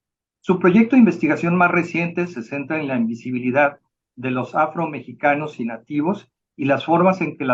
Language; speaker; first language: Spanish; native; Spanish